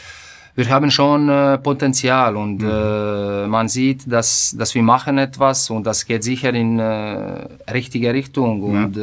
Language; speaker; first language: German; non-native, fluent; Croatian